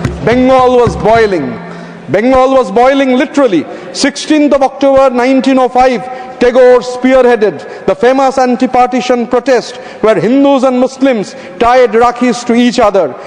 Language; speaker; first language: English; non-native, local second language; Bangla